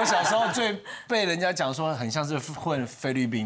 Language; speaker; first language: Chinese; native; Chinese